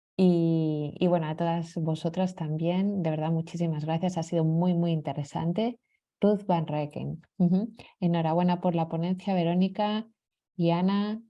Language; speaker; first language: Spanish; native; Spanish